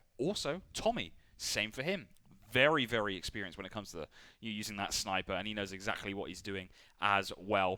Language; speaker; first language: English; native; English